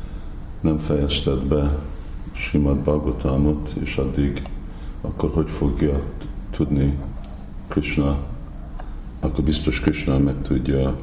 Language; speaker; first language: Hungarian; non-native, fluent; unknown